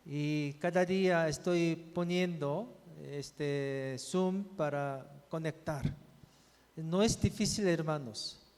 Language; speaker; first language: Spanish; non-native, fluent; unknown